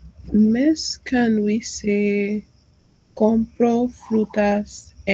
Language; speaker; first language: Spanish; non-native, learner; English